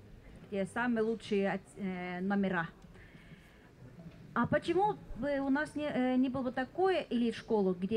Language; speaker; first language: Russian; non-native, fluent; Estonian